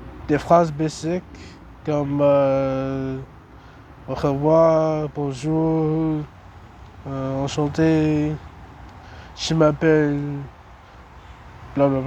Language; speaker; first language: French; non-native, learner; English